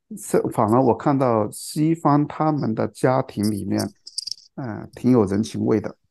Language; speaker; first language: Chinese; non-native, local second language; Cantonese